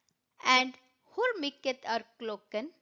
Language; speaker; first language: Swedish; non-native, learner; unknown